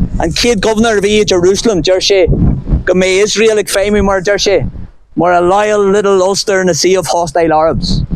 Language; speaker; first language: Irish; non-native, local second language; English